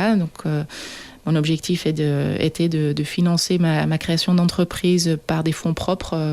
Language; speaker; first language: French; non-native, fluent; Dutch